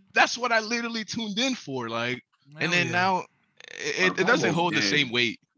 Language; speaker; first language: English; early bilingual, other home language; Spanish